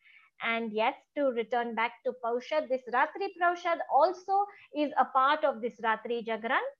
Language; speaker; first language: English; non-native, local second language; Gujarati